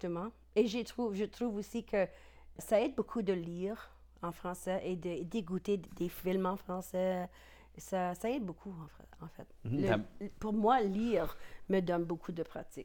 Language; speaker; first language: French; non-native, local second language; English